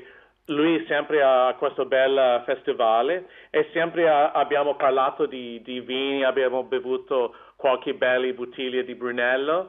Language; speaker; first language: Italian; non-native, learner; English